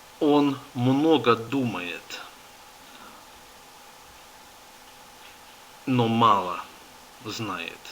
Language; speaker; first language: Russian; non-native, fluent; English